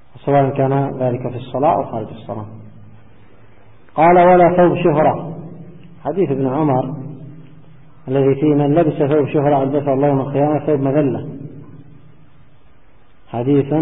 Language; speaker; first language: Arabic; native; Arabic